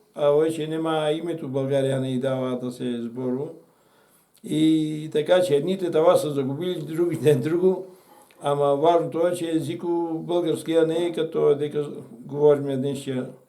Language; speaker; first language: Bulgarian; native; Bulgarian